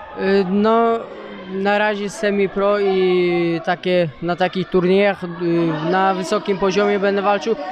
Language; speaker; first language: Polish; early bilingual, other home language; Chechen